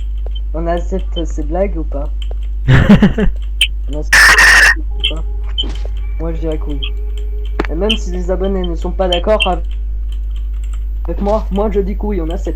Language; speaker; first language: French; native; French